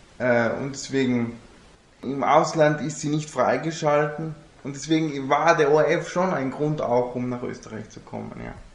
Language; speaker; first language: German; non-native, fluent; Italian